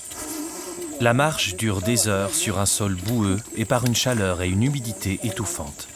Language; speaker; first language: French; native; French